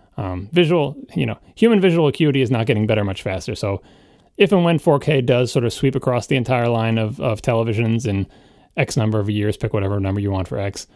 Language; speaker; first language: English; native; English